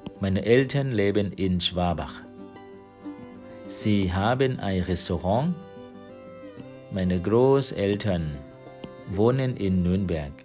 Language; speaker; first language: German; non-native, fluent; Thai